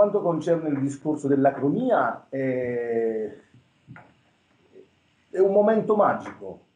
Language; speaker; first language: Italian; native; Italian